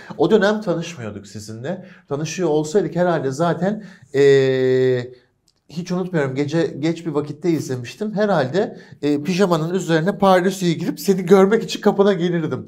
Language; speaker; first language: Turkish; native; Turkish